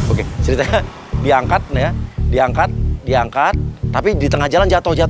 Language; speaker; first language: Indonesian; native; Indonesian